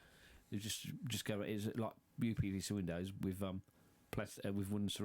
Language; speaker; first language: English; native; English